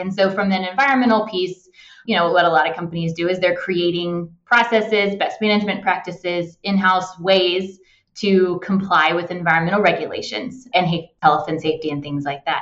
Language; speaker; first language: English; native; English